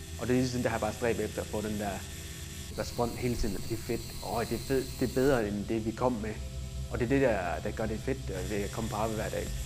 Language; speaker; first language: Danish; early bilingual, other home language; Thai